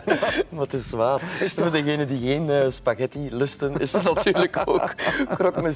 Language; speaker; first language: Dutch; native; Dutch